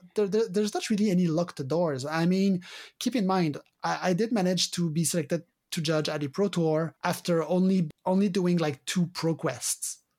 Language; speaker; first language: English; non-native, fluent; French